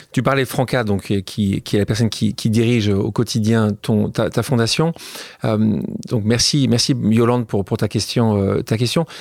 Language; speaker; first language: French; native; French